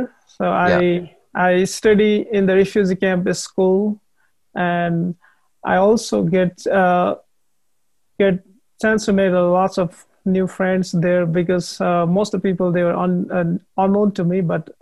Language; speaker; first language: English; non-native, learner; Nepali